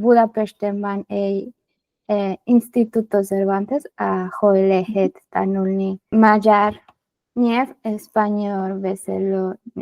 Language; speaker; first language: Hungarian; non-native, learner; Spanish